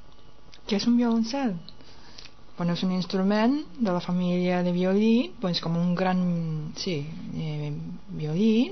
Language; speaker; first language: Catalan; non-native, fluent; Japanese